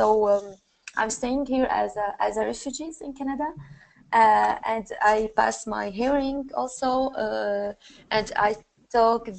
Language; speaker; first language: English; non-native, learner; Arabic